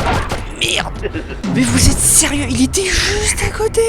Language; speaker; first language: French; native; French